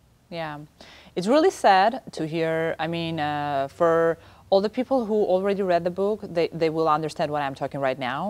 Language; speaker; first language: English; non-native, learner; Armenian